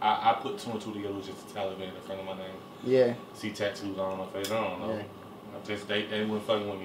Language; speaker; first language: English; native; English